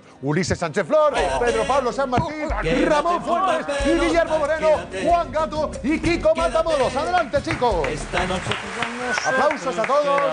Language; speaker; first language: Spanish; native; Spanish